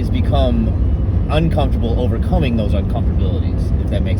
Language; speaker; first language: English; native; English